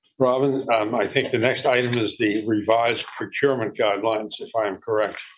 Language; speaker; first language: English; native; English